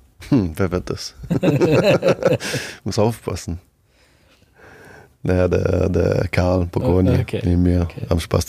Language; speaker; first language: German; non-native, fluent; French